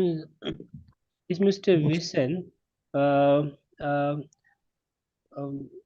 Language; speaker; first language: German; non-native, learner; Hindi